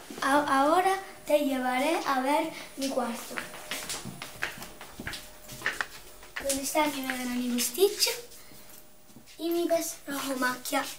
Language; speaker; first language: Spanish; non-native, learner; Italian